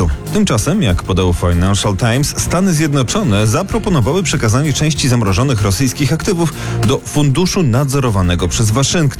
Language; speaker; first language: Polish; native; Polish